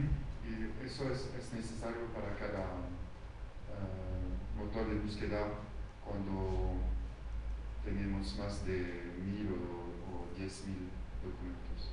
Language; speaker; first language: Spanish; non-native, fluent; French